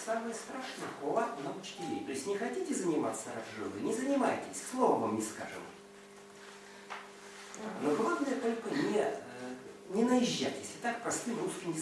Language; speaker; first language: Russian; native; Russian